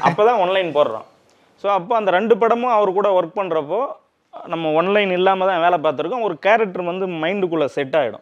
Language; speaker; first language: Tamil; native; Tamil